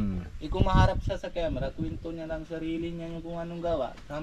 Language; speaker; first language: Filipino; non-native, fluent; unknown